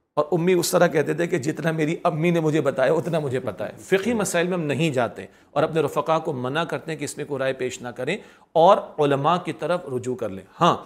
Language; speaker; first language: Urdu; native; Urdu